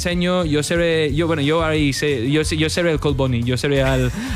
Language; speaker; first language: Spanish; non-native, fluent; English